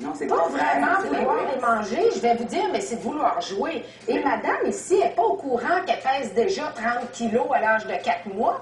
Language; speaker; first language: French; native; French